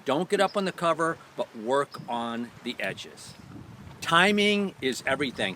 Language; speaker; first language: English; native; English